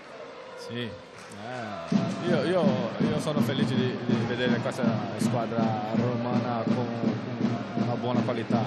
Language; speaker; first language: Italian; non-native, fluent; Portuguese